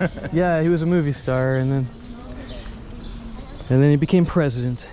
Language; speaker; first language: English; native; English